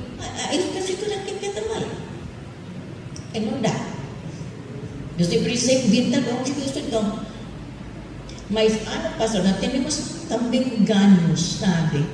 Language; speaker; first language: Portuguese; non-native, fluent; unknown